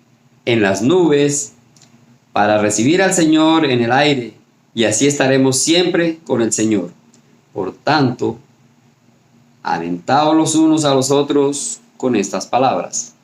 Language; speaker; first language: Spanish; native; Spanish